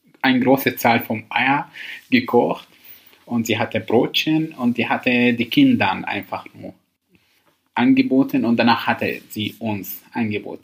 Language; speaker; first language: German; non-native, learner; Arabic